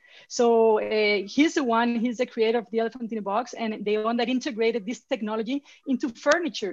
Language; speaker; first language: English; non-native, fluent; Spanish